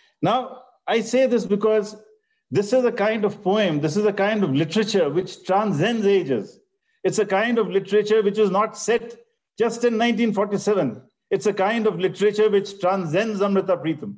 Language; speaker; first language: English; non-native, local second language; Punjabi